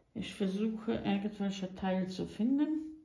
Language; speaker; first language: German; non-native, fluent; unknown